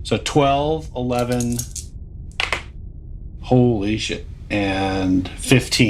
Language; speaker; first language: English; native; English